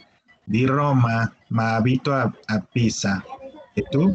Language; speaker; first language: Italian; non-native, learner; Spanish